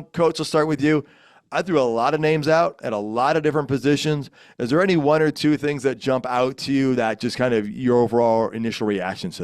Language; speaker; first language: English; native; English